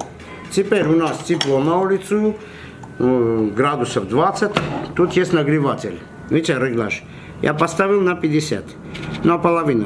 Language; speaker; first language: Russian; non-native, fluent; Armenian